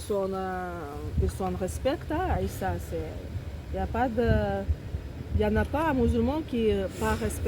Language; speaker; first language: French; non-native, learner; Russian